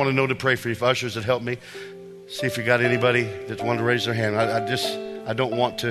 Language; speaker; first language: English; native; English